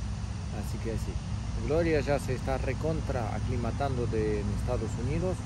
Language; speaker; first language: Spanish; native; Spanish